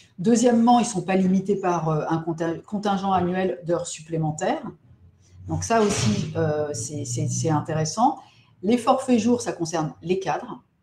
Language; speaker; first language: French; native; French